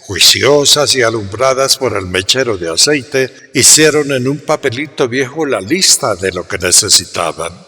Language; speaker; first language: Spanish; native; Spanish